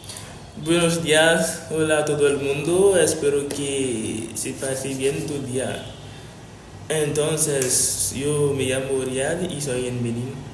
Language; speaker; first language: Spanish; non-native, learner; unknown